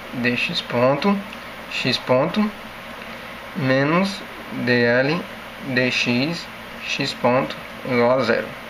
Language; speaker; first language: Portuguese; native; Portuguese